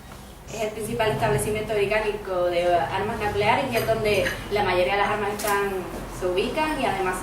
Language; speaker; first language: Spanish; native; Spanish